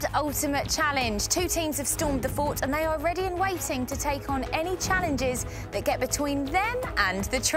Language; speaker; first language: English; native; English